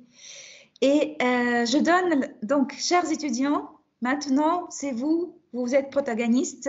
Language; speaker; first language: French; non-native, fluent; Russian